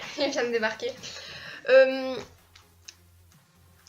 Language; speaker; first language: French; native; French